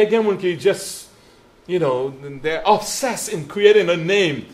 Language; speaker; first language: English; non-native, fluent; Haitian Creole